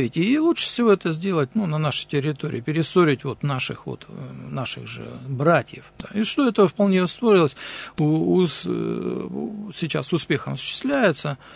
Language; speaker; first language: Russian; native; Russian